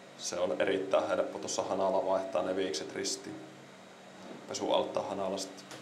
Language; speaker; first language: Finnish; native; Finnish